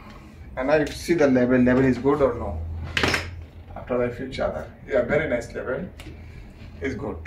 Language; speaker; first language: English; non-native, learner; Bangla